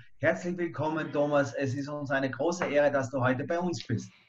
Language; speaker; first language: German; native; German